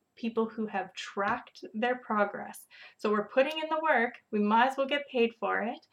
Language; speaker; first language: English; native; English